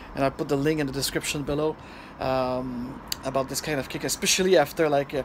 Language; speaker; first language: English; non-native, fluent; French